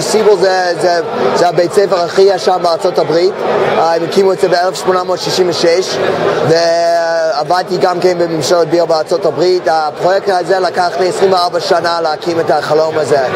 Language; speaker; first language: Hebrew; non-native, fluent; English